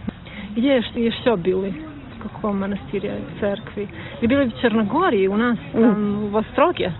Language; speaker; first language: Russian; non-native, learner; Serbian